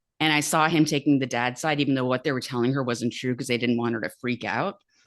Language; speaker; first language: English; native; English